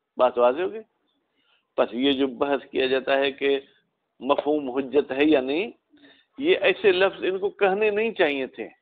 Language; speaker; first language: Urdu; non-native, local second language; Sindhi